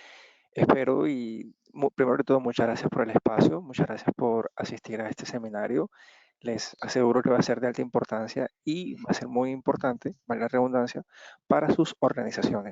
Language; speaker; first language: Spanish; native; Spanish